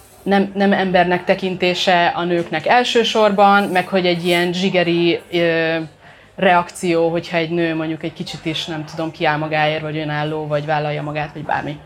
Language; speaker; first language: Hungarian; native; Hungarian